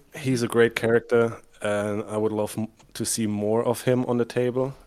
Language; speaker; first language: English; non-native, fluent; German